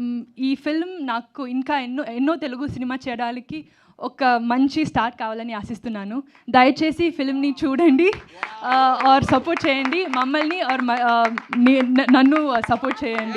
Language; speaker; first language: Telugu; non-native, learner; Tamil